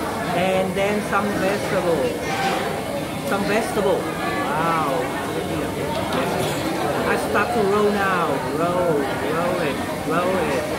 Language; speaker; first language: English; non-native, fluent; Vietnamese